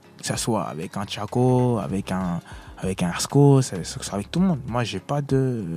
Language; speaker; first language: French; early bilingual, other home language; Lingala